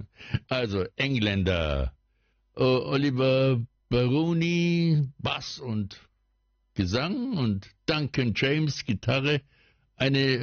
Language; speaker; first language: German; native; German